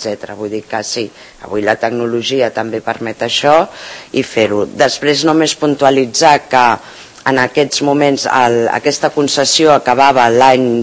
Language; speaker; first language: Catalan; native; Catalan